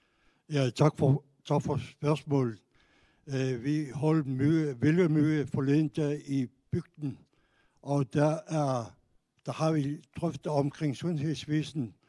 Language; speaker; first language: Danish; non-native, local second language; Kalaallisut